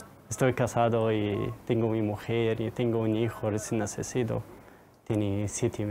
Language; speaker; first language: Spanish; non-native, learner; Arabic